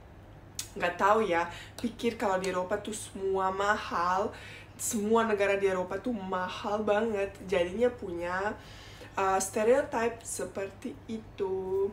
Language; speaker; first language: Indonesian; non-native, fluent; Bosnian